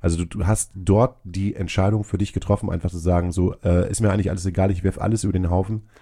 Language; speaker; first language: German; native; German